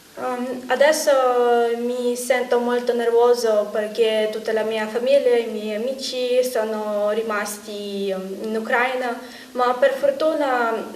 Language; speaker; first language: Italian; non-native, learner; Ukrainian